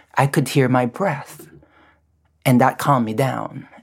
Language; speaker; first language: English; non-native, local second language; Filipino